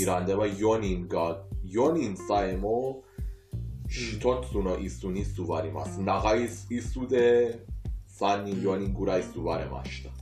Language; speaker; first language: Japanese; non-native, fluent; Persian